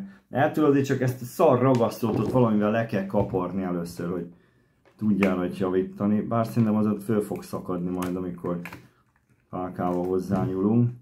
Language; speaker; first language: Hungarian; native; Hungarian